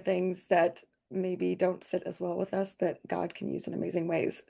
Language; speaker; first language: English; native; English